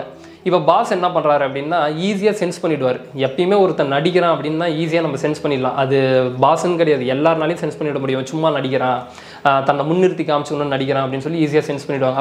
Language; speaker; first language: Tamil; native; Tamil